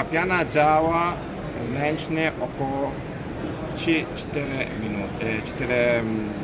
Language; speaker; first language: Polish; non-native, learner; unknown